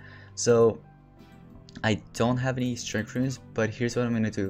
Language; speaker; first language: English; native; English